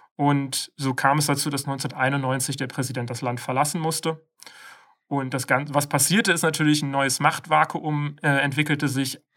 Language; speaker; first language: German; native; German